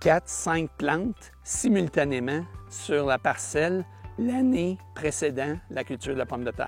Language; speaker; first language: French; native; French